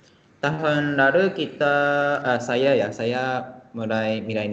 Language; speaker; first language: Indonesian; non-native, fluent; Japanese